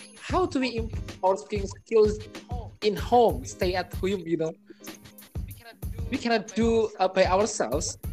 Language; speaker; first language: English; non-native, learner; Indonesian